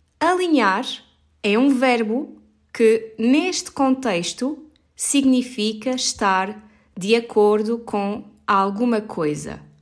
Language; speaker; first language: Portuguese; native; Portuguese